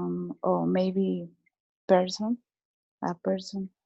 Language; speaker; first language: English; non-native, learner; Spanish